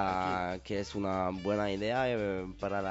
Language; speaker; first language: Spanish; non-native, learner; French